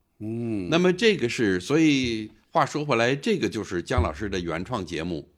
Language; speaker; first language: Chinese; non-native, fluent; English